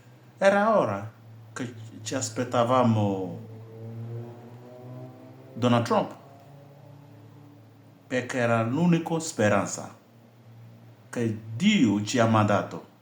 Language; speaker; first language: Italian; non-native, fluent; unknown